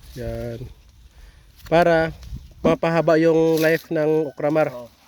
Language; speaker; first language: Filipino; native; Filipino